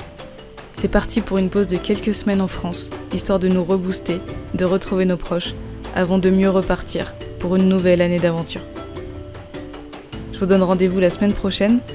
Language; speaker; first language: French; native; French